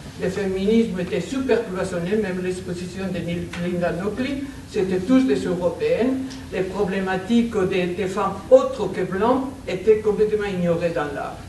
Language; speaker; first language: French; non-native, fluent; Spanish